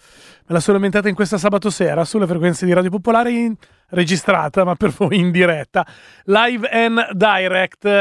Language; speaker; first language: Italian; native; Italian